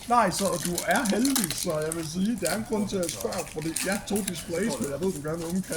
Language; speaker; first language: Danish; native; Danish